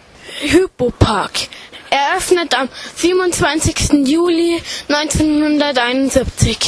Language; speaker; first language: German; native; German